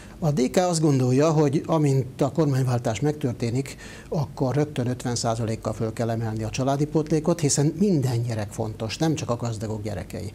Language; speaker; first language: Hungarian; native; Hungarian